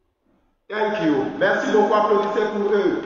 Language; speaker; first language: French; non-native, fluent; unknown